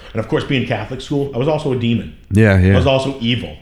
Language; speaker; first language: English; native; English